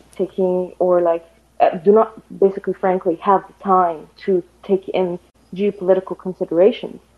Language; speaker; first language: English; non-native, fluent; Arabic